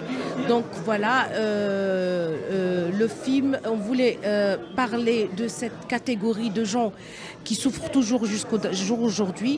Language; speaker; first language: French; non-native, local second language; Arabic